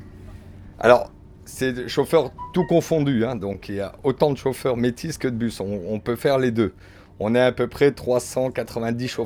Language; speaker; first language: French; native; French